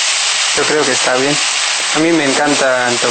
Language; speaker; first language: Spanish; non-native, learner; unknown